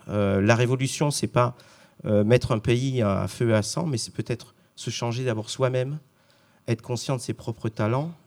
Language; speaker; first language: French; native; French